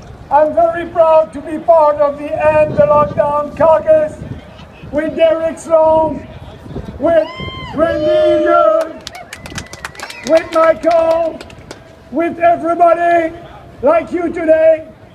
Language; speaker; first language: English; non-native, fluent; French